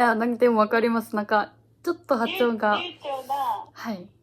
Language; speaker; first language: Japanese; early bilingual, heritage; Korean